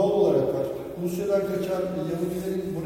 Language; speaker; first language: Turkish; native; Turkish